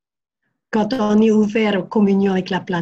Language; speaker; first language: French; non-native, fluent; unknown